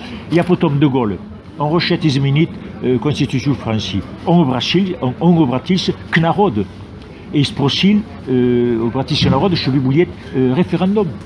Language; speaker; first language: Russian; non-native, fluent; French